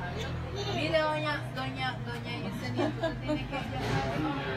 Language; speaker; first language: Spanish; native; Spanish